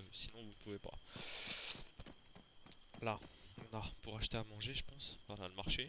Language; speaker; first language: French; native; French